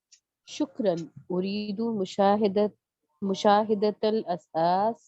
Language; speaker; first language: Arabic; non-native, learner; Urdu